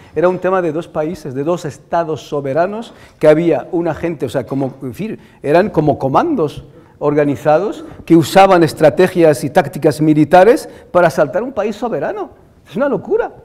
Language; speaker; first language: Spanish; non-native, fluent; Arabic